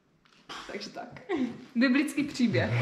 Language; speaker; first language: Czech; native; Czech